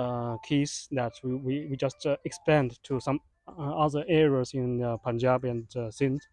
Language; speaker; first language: English; non-native, fluent; Chinese